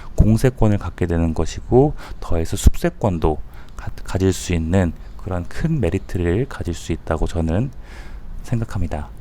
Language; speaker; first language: Korean; native; Korean